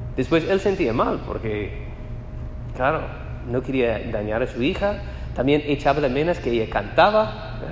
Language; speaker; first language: Spanish; non-native, fluent; English